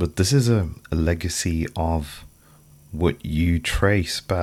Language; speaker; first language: English; non-native, local second language; Shona